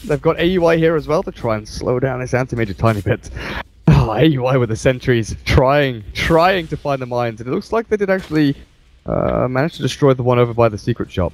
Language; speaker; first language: English; native; English